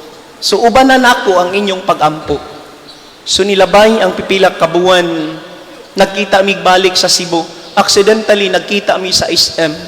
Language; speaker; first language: Cebuano; native; Cebuano